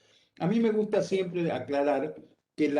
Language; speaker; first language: Spanish; native; Spanish